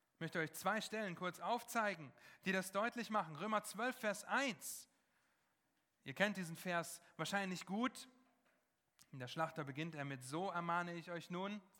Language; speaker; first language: German; non-native, fluent; English